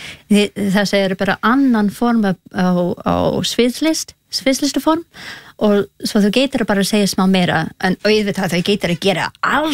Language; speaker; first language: Icelandic; non-native, learner; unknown